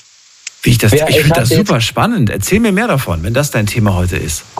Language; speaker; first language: German; native; German